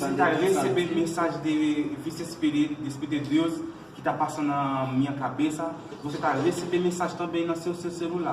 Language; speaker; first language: Portuguese; non-native, learner; Haitian Creole